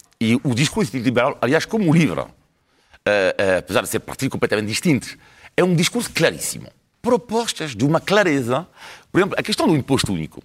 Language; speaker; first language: Portuguese; non-native, fluent; French